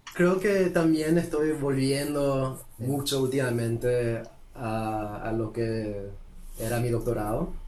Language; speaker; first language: Spanish; early bilingual, heritage; Spanish